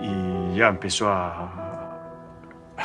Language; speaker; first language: Spanish; non-native, learner; French